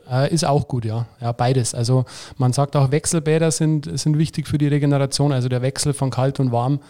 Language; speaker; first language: German; native; German